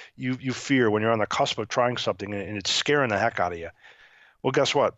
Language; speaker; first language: English; native; English